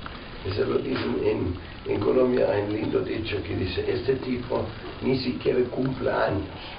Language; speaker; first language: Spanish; non-native, fluent; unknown